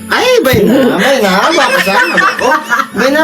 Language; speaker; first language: Filipino; non-native, local second language; Bikol